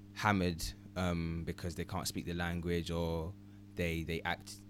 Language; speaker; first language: English; early bilingual, other home language; Ganda